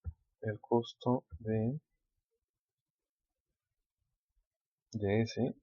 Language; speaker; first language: Spanish; native; Spanish